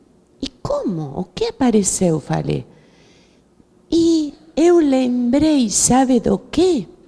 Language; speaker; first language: Portuguese; non-native, fluent; Spanish